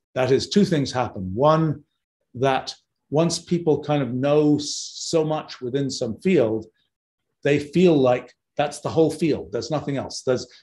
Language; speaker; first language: English; native; English